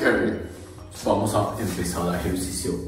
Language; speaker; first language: Spanish; non-native, learner; Japanese